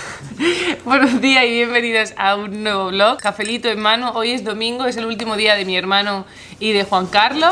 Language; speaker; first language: Spanish; native; Spanish